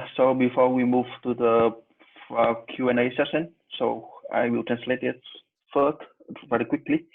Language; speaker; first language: English; non-native, fluent; Vietnamese